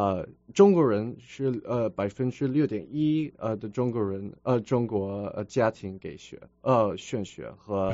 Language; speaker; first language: Chinese; early bilingual, heritage; Chinese